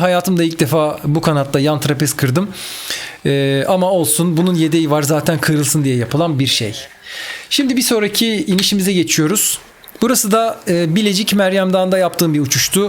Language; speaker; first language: Turkish; native; Turkish